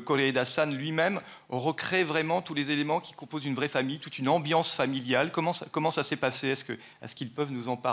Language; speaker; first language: French; native; French